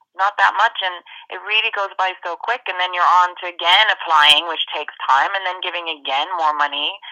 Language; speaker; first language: English; native; English